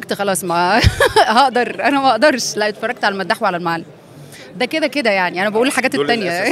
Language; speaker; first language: Arabic; native; Arabic